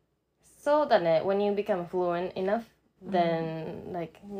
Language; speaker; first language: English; non-native, learner; Japanese